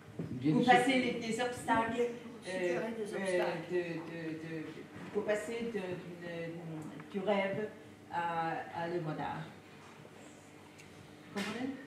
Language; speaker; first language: French; non-native, fluent; Danish